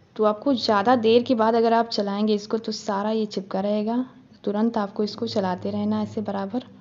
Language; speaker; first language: Hindi; native; Hindi